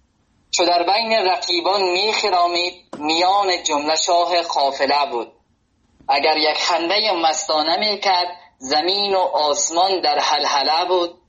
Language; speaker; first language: Persian; native; Persian